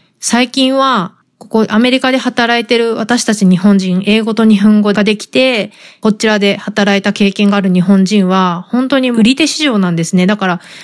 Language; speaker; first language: Japanese; native; Japanese